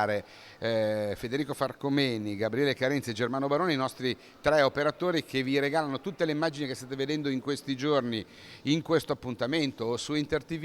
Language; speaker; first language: Italian; native; Italian